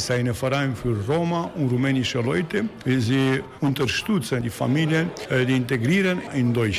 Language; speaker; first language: German; non-native, learner; Romanian